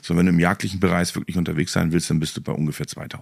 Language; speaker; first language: German; native; German